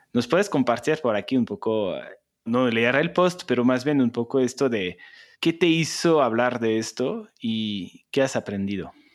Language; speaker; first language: Spanish; non-native, fluent; French